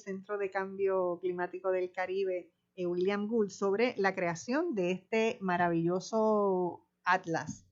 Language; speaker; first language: Spanish; native; Spanish